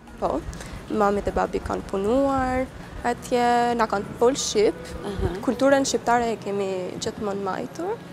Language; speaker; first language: Albanian; early bilingual, heritage; Albanian